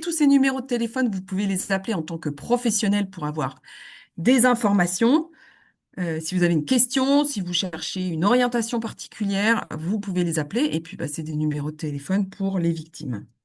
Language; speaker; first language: French; native; French